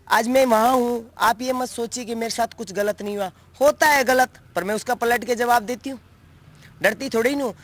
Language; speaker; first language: Hindi; native; Hindi